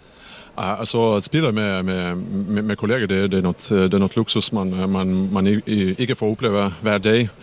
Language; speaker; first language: Danish; non-native, fluent; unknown